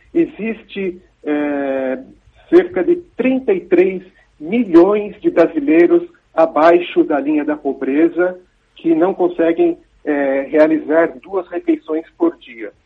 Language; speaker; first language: Portuguese; native; Portuguese